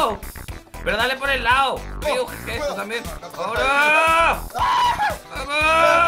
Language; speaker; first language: Spanish; native; Spanish